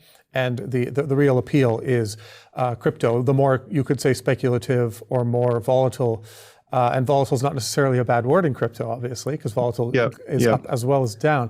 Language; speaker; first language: English; native; English